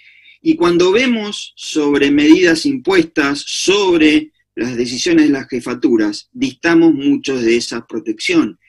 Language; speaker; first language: Spanish; native; Spanish